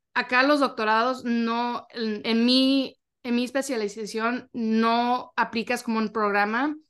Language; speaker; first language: Spanish; early bilingual, heritage; Spanish